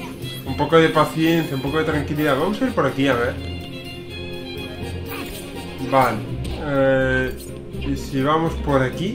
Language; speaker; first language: Spanish; native; Spanish